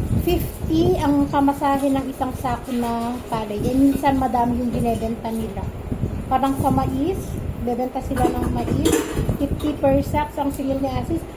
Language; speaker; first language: Filipino; non-native, local second language; Iloko